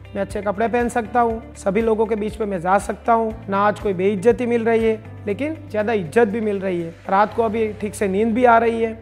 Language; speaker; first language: Hindi; non-native, local second language; Gujarati